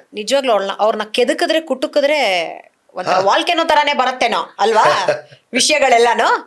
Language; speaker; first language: Kannada; native; Kannada